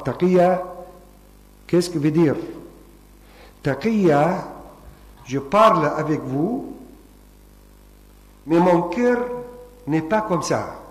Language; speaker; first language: French; non-native, fluent; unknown